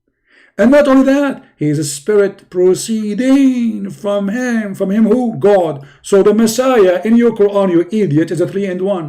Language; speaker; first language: English; non-native, fluent; Arabic